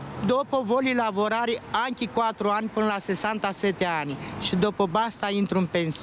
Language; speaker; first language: Italian; non-native, learner; Romanian